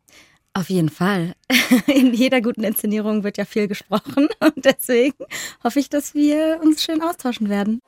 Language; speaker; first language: German; early bilingual, other home language; Turkish